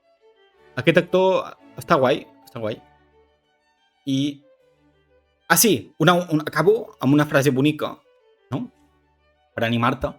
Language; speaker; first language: Catalan; native; Catalan